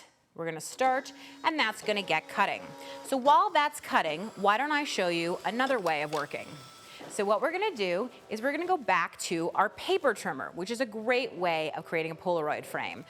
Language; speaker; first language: English; native; English